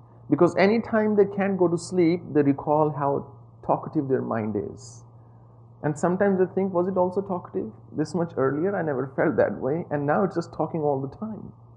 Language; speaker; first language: English; non-native, local second language; Punjabi